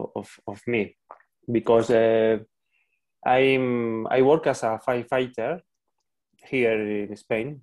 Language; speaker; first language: English; non-native, learner; Spanish